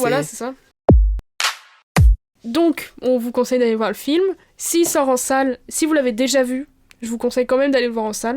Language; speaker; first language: French; native; French